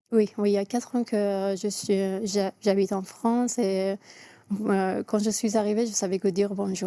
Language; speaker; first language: French; non-native, fluent; Persian